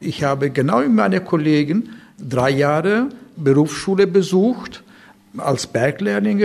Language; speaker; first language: German; non-native, fluent; Turkish